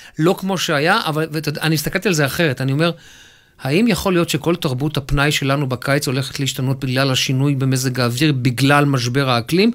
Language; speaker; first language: Hebrew; native; Hebrew